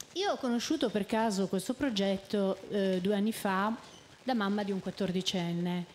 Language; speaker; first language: Italian; native; Italian